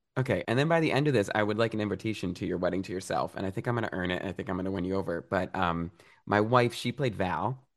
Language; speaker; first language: English; early bilingual, other home language; Italian